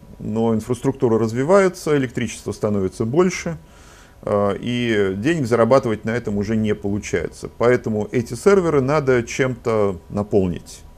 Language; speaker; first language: Russian; native; Russian